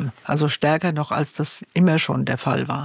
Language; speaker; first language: German; native; German